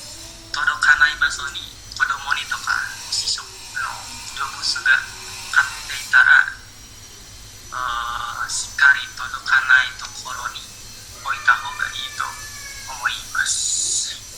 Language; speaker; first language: Japanese; non-native, learner; Indonesian